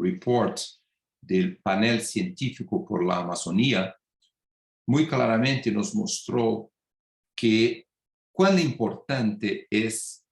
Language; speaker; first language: Spanish; non-native, fluent; Portuguese